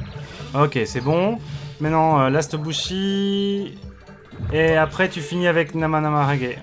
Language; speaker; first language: French; native; French